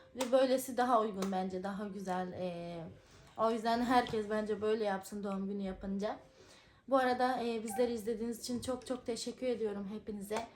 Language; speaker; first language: Turkish; native; Turkish